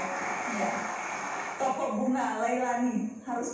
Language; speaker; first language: Indonesian; native; Indonesian